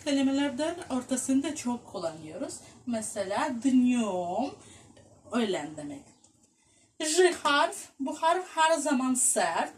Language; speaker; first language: Turkish; non-native, fluent; Russian